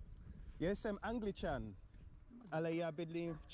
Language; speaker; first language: Czech; non-native, learner; English